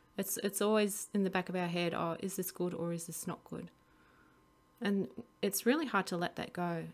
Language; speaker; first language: English; native; English